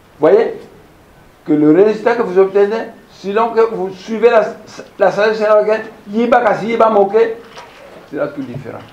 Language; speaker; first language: French; non-native, local second language; Kongo